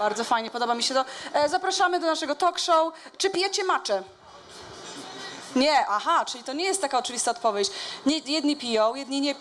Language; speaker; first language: Polish; native; Polish